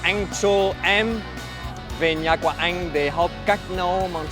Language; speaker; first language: Vietnamese; non-native, learner; French